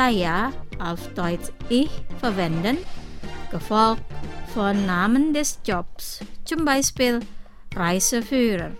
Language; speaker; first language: German; non-native, fluent; Indonesian